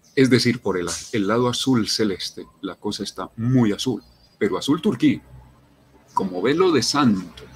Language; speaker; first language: Spanish; native; Spanish